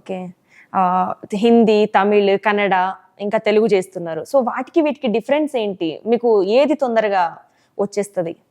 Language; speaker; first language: Telugu; native; Telugu